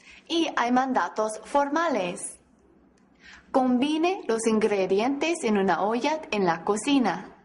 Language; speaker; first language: Spanish; non-native, fluent; English